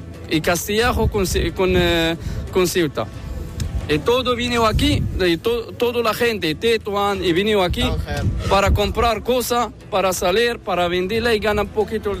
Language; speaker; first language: Spanish; non-native, learner; Arabic